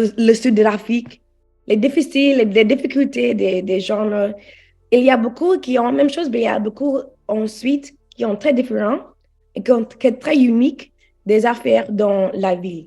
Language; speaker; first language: French; non-native, learner; English